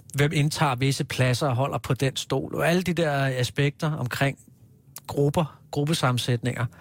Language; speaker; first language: Danish; native; Danish